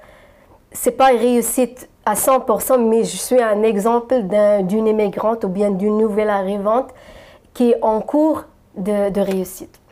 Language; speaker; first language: French; non-native, local second language; Arabic